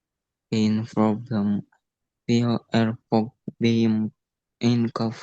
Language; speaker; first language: German; non-native, learner; Indonesian